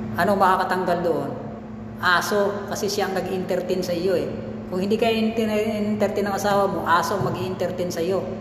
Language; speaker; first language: Filipino; non-native, local second language; Cebuano